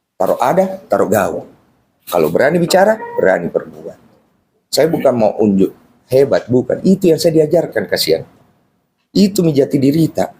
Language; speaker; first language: Indonesian; native; Indonesian